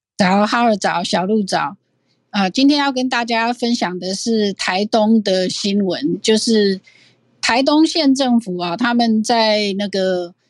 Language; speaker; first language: Chinese; non-native, local second language; Min Nan Chinese